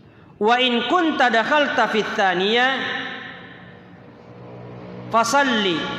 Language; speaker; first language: Arabic; non-native, fluent; Indonesian